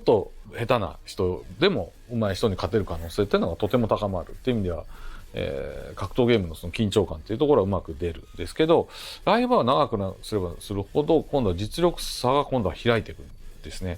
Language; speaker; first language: Japanese; native; Japanese